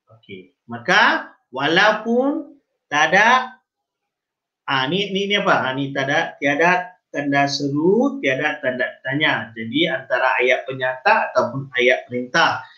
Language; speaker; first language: Malay; non-native, local second language; Tamil